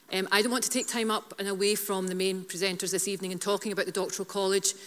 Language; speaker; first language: English; native; English